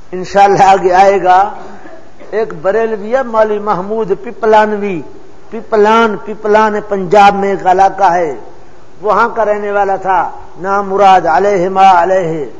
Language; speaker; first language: Urdu; non-native, local second language; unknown